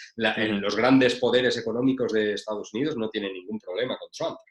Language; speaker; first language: Spanish; native; Spanish